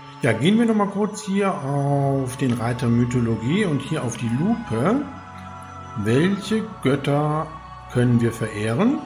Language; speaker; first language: German; native; German